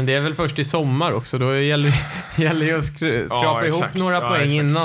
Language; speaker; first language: Swedish; native; Swedish